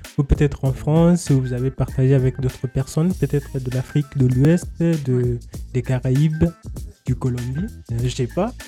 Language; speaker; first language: French; non-native, fluent; Swahili